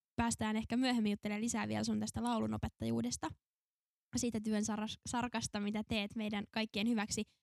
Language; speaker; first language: Finnish; native; Finnish